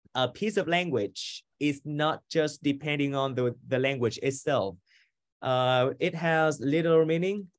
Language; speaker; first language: English; non-native, fluent; Vietnamese